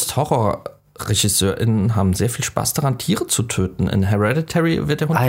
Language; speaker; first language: German; native; German